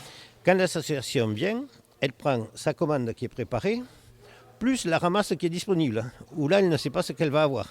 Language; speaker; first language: French; native; French